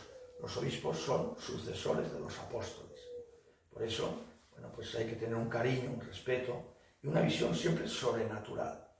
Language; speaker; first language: Spanish; native; Spanish